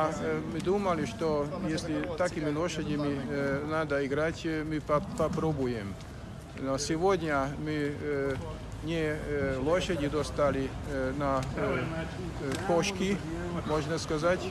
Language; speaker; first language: Russian; non-native, learner; Hungarian